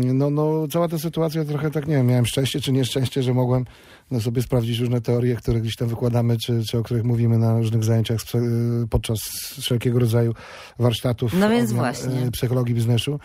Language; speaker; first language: Polish; native; Polish